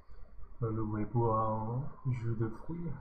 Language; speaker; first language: French; non-native, learner; English